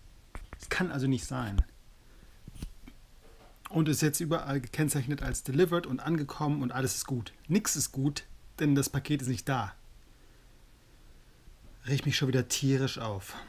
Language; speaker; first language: German; native; German